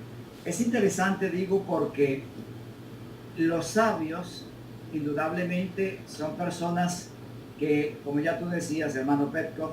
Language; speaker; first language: Spanish; native; Spanish